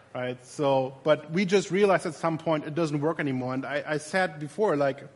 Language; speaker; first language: English; non-native, fluent; German